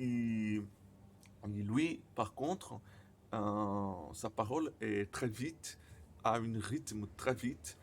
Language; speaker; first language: French; non-native, learner; Portuguese